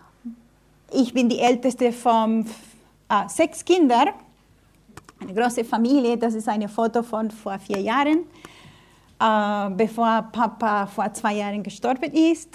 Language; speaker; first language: German; non-native, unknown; Spanish